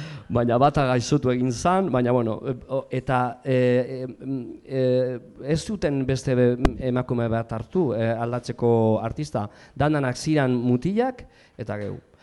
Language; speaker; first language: Basque; non-native, local second language; Spanish